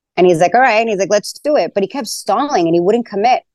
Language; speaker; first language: English; native; English